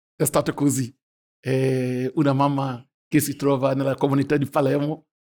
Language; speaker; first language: Italian; non-native, fluent; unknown